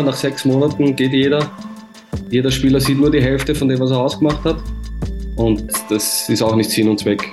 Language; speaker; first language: German; native; German